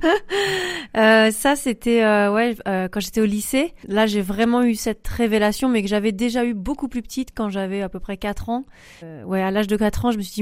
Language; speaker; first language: French; native; French